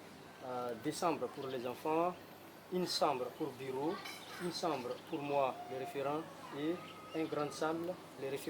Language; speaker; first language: French; non-native, local second language; Malagasy